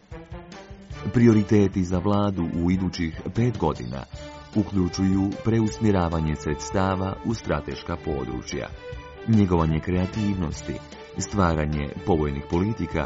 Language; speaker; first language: Croatian; native; Croatian